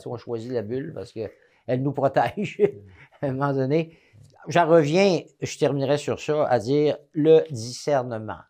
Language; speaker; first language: French; native; French